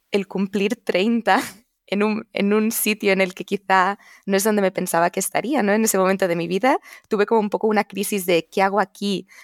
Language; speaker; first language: Spanish; non-native, local second language; Catalan